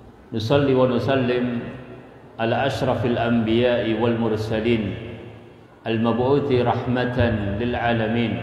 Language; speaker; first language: Arabic; non-native, fluent; Indonesian